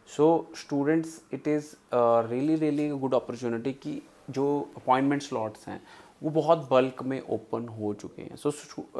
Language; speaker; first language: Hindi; non-native, local second language; Punjabi